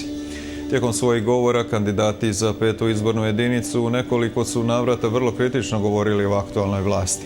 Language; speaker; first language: Croatian; native; Croatian